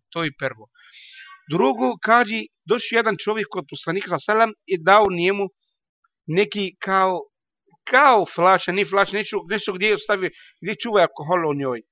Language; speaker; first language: Bosnian; non-native, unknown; Arabic